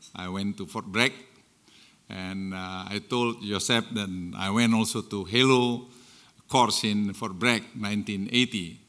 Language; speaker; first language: English; non-native, fluent; Indonesian